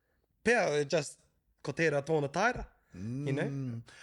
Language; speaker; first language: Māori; non-native, local second language; English